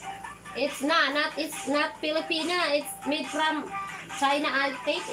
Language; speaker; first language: English; non-native, learner; Filipino